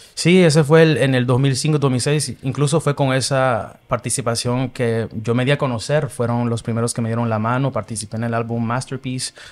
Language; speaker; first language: Spanish; early bilingual, heritage; Spanish